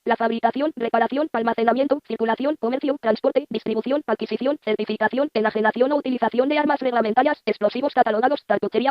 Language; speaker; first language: Spanish; native; Spanish